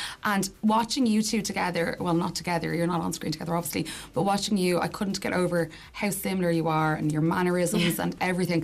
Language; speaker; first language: English; native; English